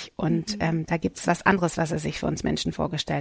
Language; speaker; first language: German; native; German